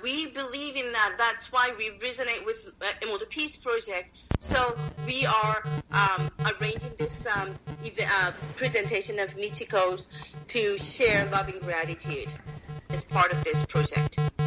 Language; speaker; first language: English; non-native, fluent; Japanese